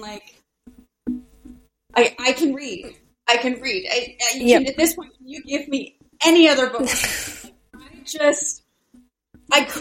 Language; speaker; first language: English; native; English